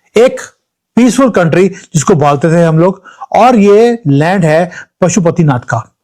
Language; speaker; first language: Hindi; native; Hindi